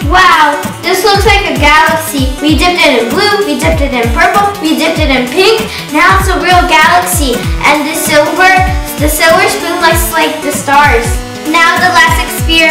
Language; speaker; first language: English; non-native, fluent; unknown